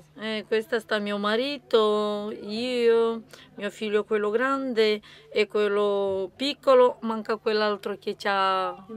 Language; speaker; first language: Italian; non-native, local second language; Romanian